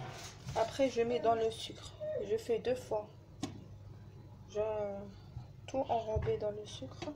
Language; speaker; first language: French; non-native, learner; Arabic